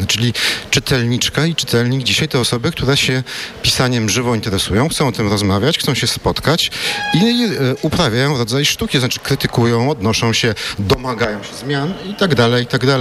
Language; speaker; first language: Polish; native; Polish